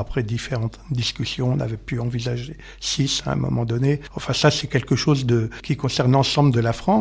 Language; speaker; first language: French; native; French